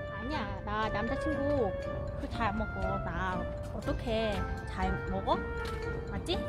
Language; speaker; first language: Korean; non-native, learner; Vietnamese